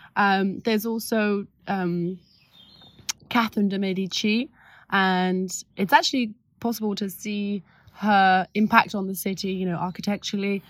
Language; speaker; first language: English; native; English